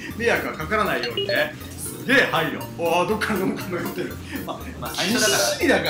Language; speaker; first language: Japanese; native; Japanese